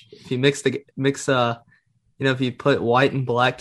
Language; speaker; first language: English; native; English